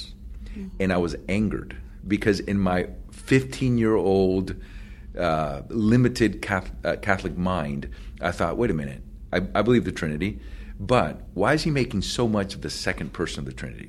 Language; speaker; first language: English; early bilingual, other home language; Spanish